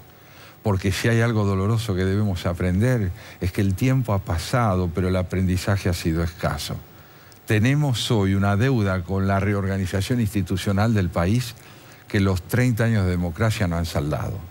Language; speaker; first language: Spanish; native; Spanish